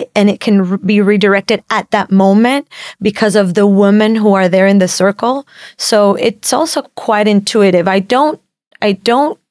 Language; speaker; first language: English; non-native, fluent; Spanish